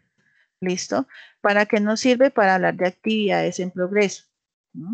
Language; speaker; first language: Spanish; native; Spanish